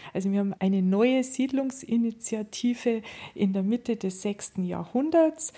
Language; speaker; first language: German; native; German